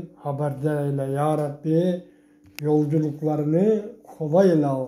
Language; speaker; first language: Turkish; native; Turkish